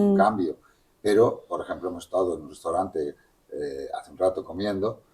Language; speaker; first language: Spanish; native; Spanish